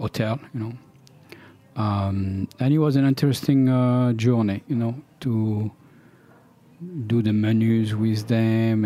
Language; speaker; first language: English; non-native, fluent; French